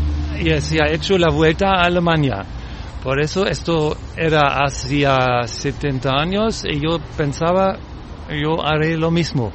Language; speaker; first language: Spanish; non-native, learner; German